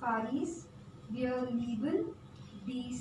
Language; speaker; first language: German; non-native, learner; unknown